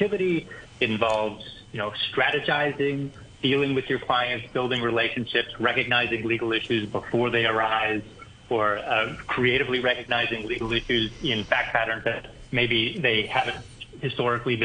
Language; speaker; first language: English; native; English